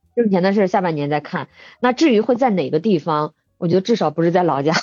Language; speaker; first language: Chinese; native; Chinese